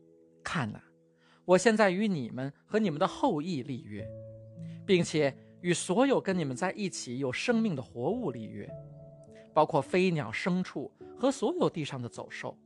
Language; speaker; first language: Chinese; native; Chinese